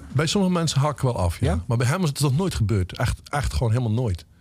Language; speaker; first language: Dutch; native; Dutch